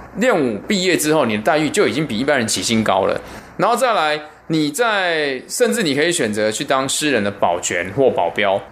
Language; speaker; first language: Chinese; native; Chinese